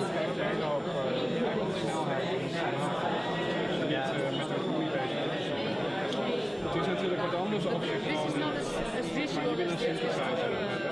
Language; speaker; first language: Dutch; native; Dutch